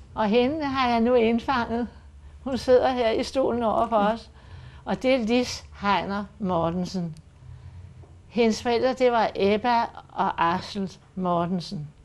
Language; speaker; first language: Danish; native; Danish